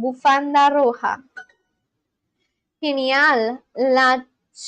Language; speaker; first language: Spanish; non-native, learner; Bangla